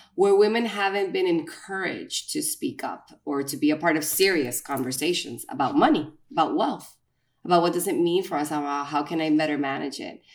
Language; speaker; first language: English; non-native, fluent; Spanish